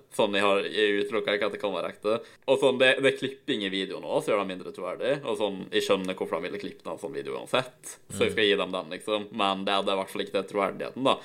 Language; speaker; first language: Norwegian; native; Norwegian